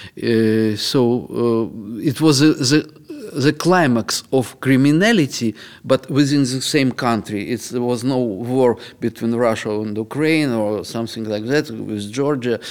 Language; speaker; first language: English; non-native, fluent; Russian